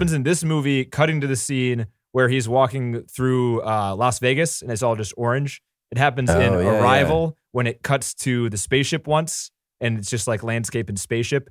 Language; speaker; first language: English; native; English